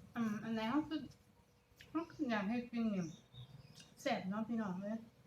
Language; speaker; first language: Thai; native; Thai